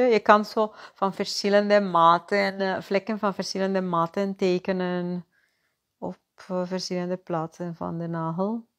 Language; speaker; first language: Dutch; non-native, fluent; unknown